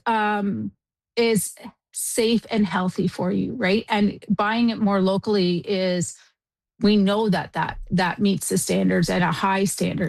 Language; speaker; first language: English; native; English